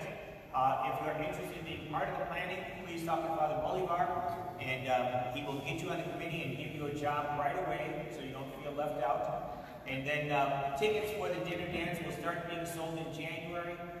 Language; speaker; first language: English; native; English